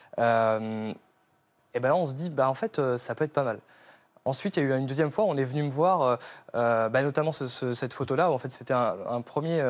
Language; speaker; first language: French; native; French